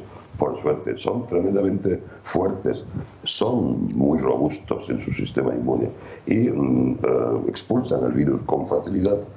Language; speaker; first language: Spanish; native; Spanish